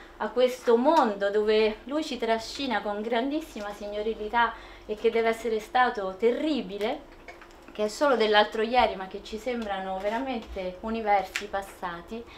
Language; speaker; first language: Italian; native; Italian